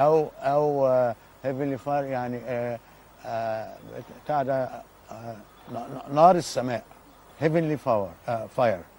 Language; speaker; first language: Arabic; native; Arabic